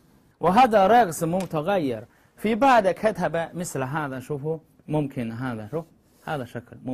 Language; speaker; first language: Arabic; non-native, learner; Chinese